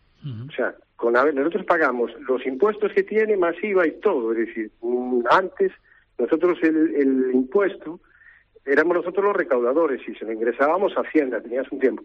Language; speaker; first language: Spanish; native; Spanish